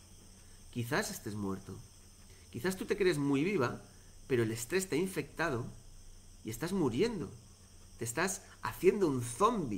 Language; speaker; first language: Spanish; native; Spanish